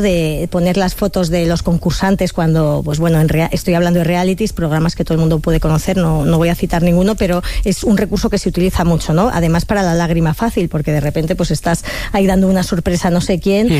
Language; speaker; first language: Spanish; native; Spanish